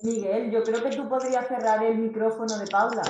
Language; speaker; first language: Spanish; native; Spanish